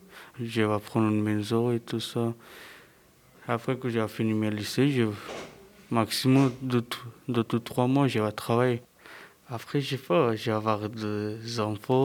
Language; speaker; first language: French; non-native, fluent; Serbian